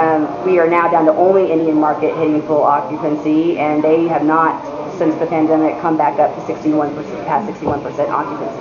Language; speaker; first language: English; native; English